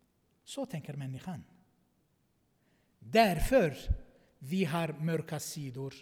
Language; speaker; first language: Swedish; non-native, fluent; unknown